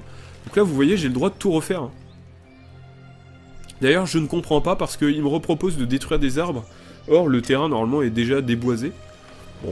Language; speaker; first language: French; native; French